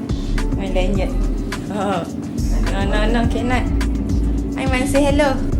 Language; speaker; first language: English; non-native, local second language; Malay